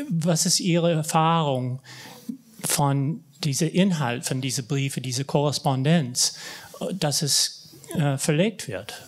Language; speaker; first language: German; non-native, fluent; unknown